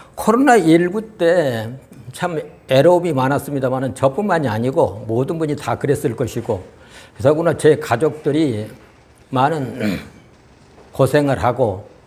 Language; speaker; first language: Korean; native; Korean